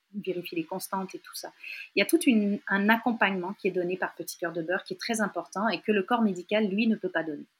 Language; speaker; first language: French; native; French